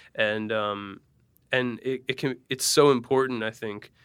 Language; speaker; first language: English; native; English